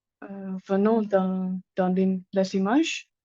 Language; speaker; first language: French; non-native, learner; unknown